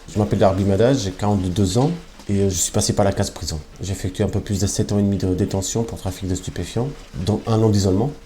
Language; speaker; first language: French; non-native, fluent; Albanian